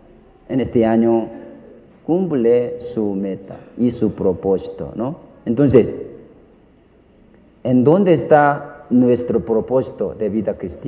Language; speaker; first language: Spanish; non-native, learner; Korean